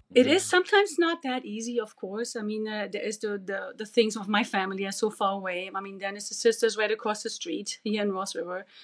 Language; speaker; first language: English; non-native, fluent; German